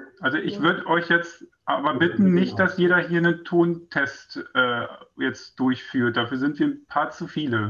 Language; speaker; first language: German; native; German